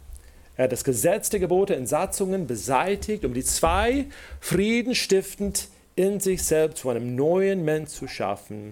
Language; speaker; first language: German; non-native, fluent; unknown